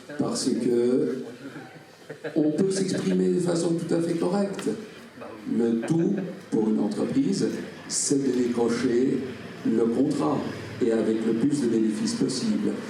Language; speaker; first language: French; non-native, fluent; Dutch